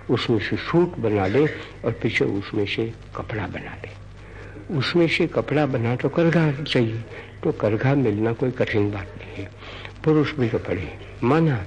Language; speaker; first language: Hindi; non-native, local second language; Gujarati